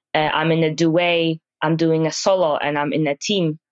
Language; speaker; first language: English; non-native, fluent; Polish